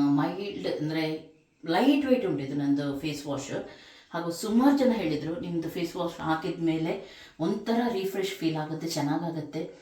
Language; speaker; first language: Kannada; non-native, local second language; Konkani